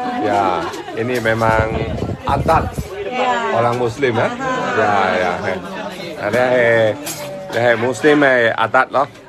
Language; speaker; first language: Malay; non-native, local second language; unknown